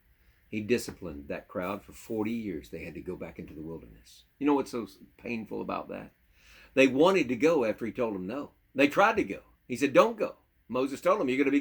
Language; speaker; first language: English; native; English